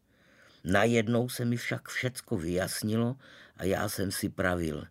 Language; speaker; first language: Czech; native; Czech